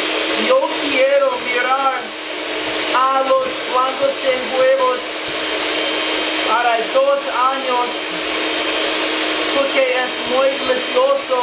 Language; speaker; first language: Spanish; non-native, learner; English